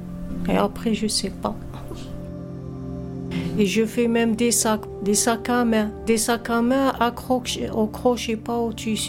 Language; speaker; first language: French; non-native, learner; Arabic